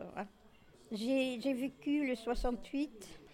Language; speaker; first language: French; non-native, local second language; Arabic